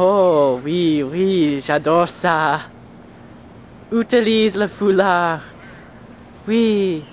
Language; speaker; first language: French; non-native, learner; English